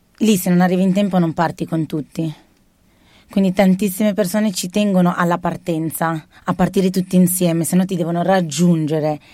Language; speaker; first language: Italian; early bilingual, other home language; Arabic